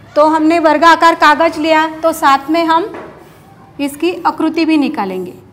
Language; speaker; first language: Hindi; non-native, local second language; Marathi